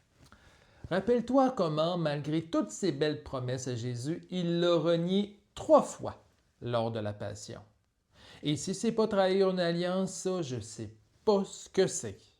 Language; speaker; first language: French; native; French